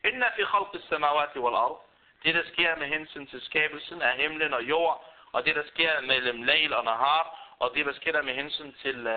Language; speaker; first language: Danish; non-native, fluent; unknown